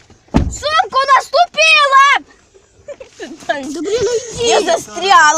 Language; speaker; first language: Russian; native; Russian